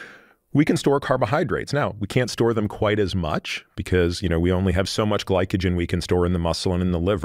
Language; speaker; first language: English; native; English